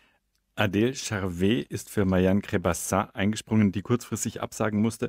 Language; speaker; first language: German; native; German